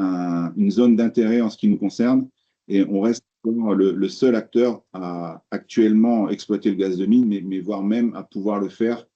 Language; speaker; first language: French; native; French